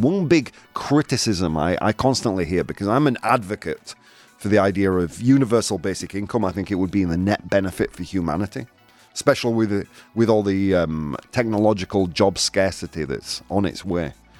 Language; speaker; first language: English; native; English